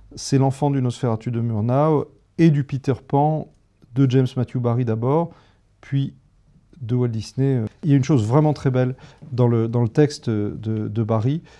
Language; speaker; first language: French; native; French